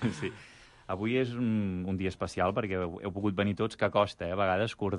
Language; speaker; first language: Catalan; native; Catalan